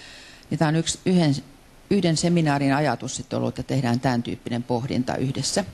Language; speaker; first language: Finnish; native; Finnish